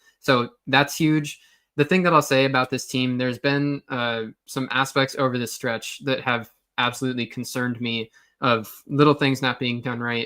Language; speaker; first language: English; native; English